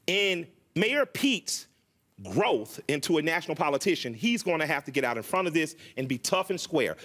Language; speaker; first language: English; native; English